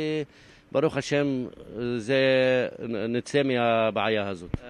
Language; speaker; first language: Hebrew; non-native, local second language; Arabic